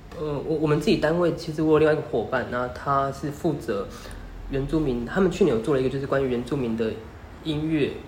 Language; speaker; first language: Chinese; native; Chinese